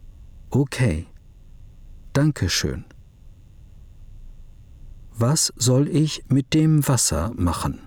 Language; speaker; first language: German; non-native, fluent; English